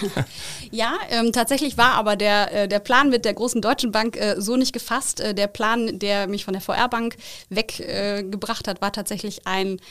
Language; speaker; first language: German; native; German